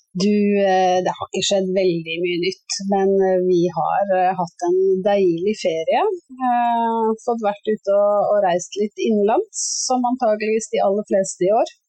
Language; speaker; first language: Norwegian; native; Norwegian